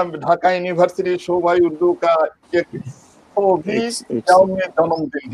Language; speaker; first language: Urdu; non-native, local second language; Bangla